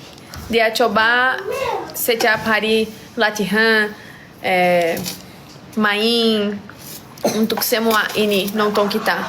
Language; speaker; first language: Indonesian; non-native, learner; Portuguese